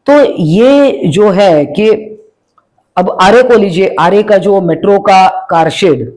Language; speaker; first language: Hindi; non-native, local second language; Marathi